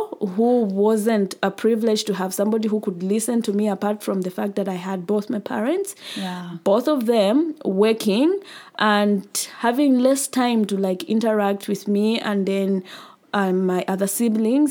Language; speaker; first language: English; non-native, local second language; Nyanja